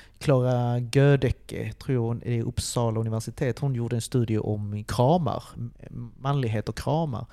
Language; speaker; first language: Swedish; early bilingual, other home language; Spanish